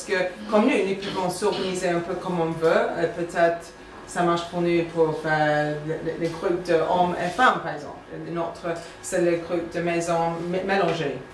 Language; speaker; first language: French; non-native, fluent; English